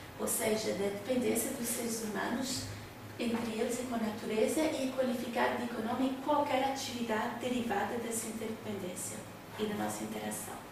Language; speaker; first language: Portuguese; non-native, fluent; French